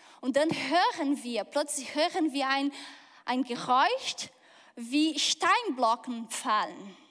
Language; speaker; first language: German; non-native, fluent; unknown